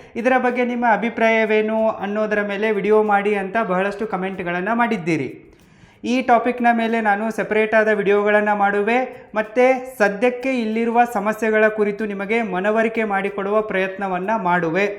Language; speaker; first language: Kannada; native; Kannada